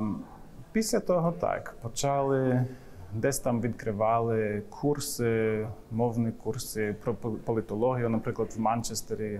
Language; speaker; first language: Ukrainian; non-native, fluent; English